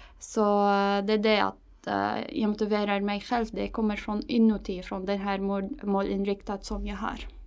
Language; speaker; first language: Swedish; non-native, fluent; Arabic